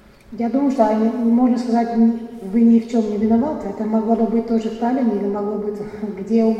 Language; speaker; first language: Russian; non-native, fluent; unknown